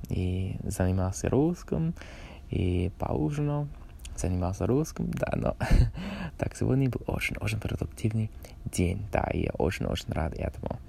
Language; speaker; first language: Russian; non-native, learner; English